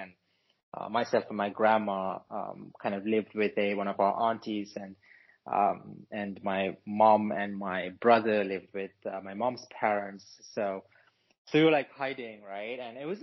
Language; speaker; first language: English; non-native, local second language; Sinhala